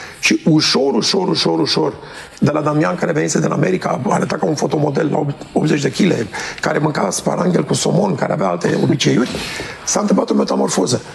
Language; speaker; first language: Romanian; native; Romanian